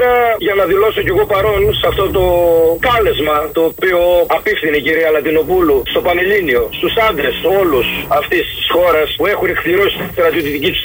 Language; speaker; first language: Greek; native; Greek